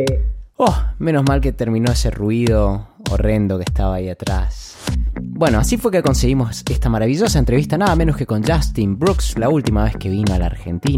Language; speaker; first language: Spanish; native; Spanish